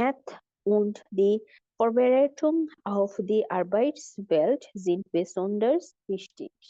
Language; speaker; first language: German; non-native, fluent; Bangla